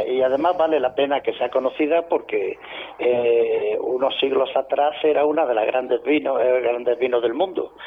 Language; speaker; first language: Spanish; native; Spanish